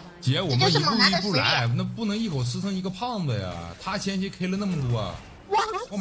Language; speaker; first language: Chinese; native; Chinese